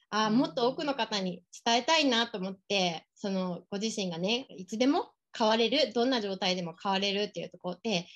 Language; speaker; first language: Japanese; early bilingual, other home language; English